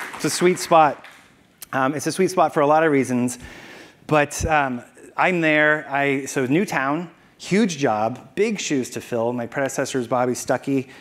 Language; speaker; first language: English; native; English